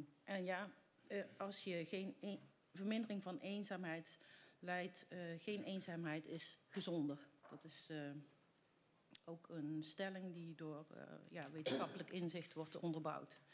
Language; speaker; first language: Dutch; native; Dutch